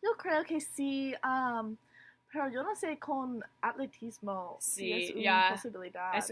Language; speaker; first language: Spanish; non-native, learner; English